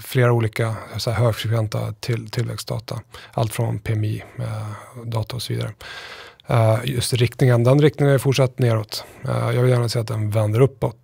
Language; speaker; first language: Swedish; native; Swedish